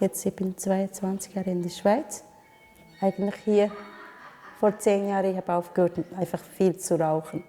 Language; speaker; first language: German; non-native, learner; Turkish